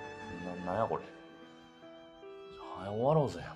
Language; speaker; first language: Japanese; native; Japanese